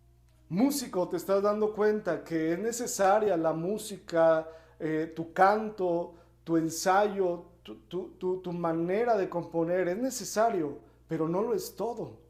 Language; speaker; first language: Spanish; native; Spanish